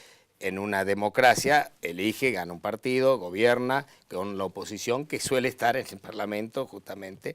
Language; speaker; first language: Spanish; native; Spanish